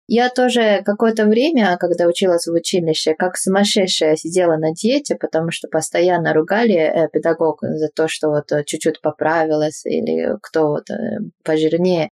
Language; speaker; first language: Russian; non-native, fluent; Japanese